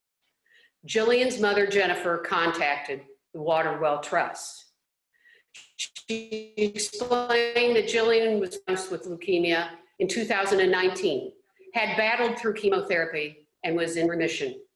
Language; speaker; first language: English; native; English